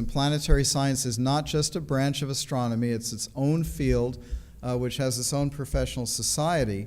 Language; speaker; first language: English; native; English